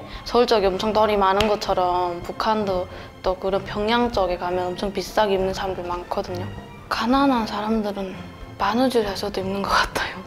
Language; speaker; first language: Korean; native; Korean